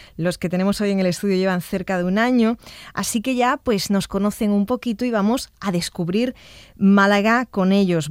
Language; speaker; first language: Spanish; native; Spanish